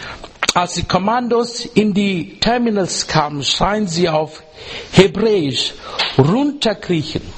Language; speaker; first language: German; non-native, learner; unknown